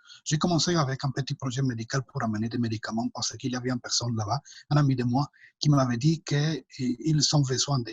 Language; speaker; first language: French; non-native, fluent; Spanish